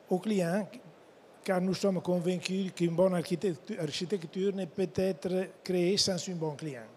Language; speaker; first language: French; non-native, fluent; Italian